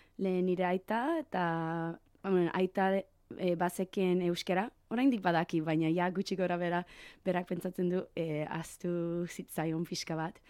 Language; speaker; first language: Basque; non-native, learner; English